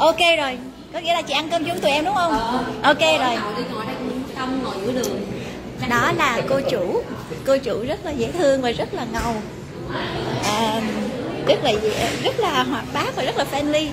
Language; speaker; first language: Vietnamese; early bilingual, heritage; Vietnamese